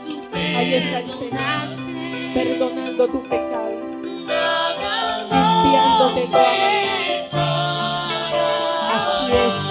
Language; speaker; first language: Spanish; native; Spanish